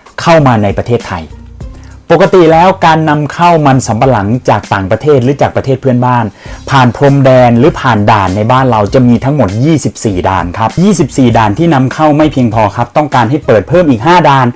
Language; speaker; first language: Thai; native; Thai